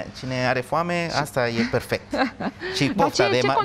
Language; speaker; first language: Romanian; non-native, fluent; Spanish